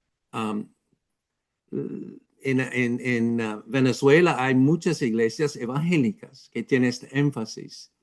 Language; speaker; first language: Spanish; non-native, fluent; English